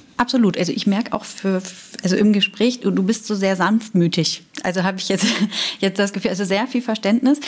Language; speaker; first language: German; native; German